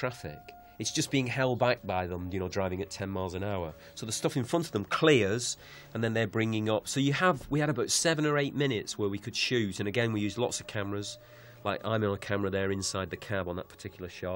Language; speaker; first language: English; native; English